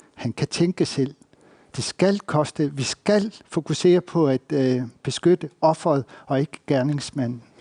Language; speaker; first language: Danish; non-native, local second language; Kalaallisut